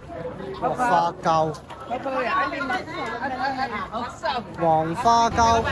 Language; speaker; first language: Chinese; native; Chinese